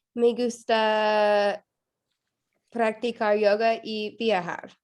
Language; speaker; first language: Spanish; non-native, learner; English